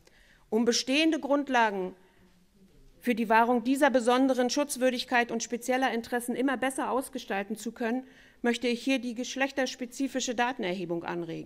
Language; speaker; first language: German; native; German